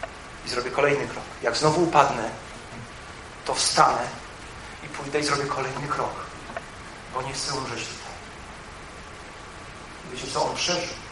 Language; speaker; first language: Polish; native; Polish